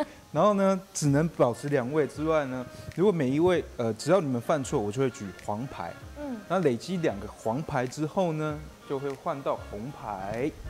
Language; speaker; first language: Chinese; native; Chinese